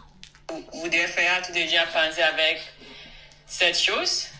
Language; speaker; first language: French; non-native, learner; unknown